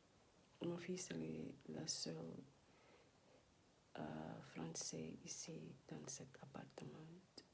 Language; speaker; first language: French; non-native, learner; Dutch